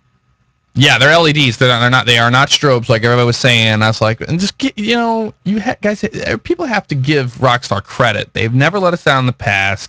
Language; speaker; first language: English; native; English